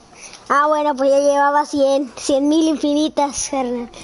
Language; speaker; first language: Spanish; native; Spanish